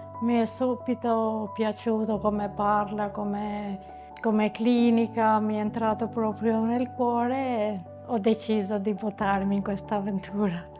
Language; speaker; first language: Italian; non-native, fluent; Albanian